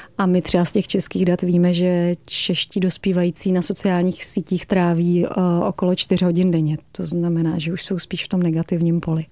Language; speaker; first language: Czech; native; Czech